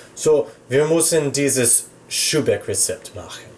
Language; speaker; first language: German; non-native, fluent; English